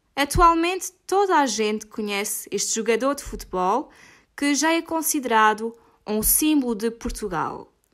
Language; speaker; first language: Portuguese; native; Portuguese